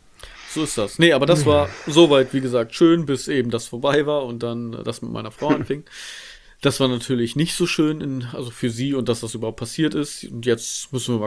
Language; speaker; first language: German; native; German